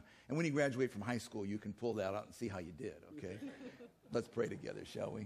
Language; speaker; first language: English; native; English